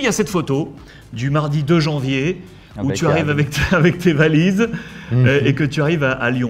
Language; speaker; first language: French; native; French